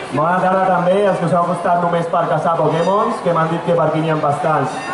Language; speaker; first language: Catalan; native; Catalan